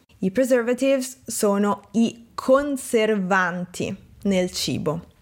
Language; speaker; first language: Italian; native; Italian